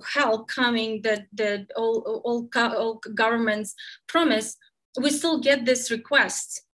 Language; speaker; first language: English; non-native, fluent; Ukrainian